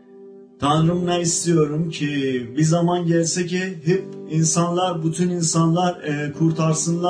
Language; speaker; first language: Turkish; non-native, local second language; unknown